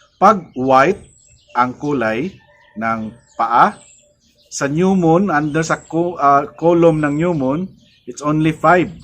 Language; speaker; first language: Filipino; non-native, local second language; Cebuano